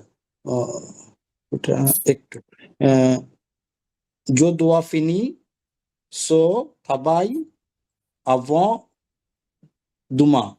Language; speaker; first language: French; non-native, learner; Bangla